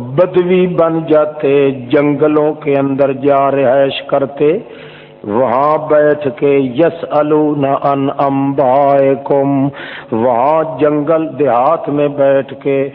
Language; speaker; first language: Urdu; non-native, local second language; Saraiki